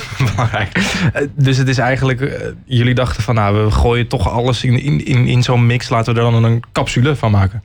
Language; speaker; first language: Dutch; native; Dutch